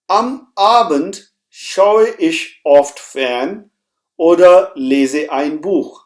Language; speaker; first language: German; non-native, fluent; Hindi